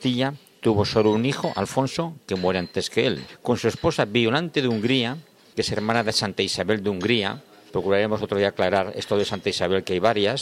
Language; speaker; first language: Spanish; native; Spanish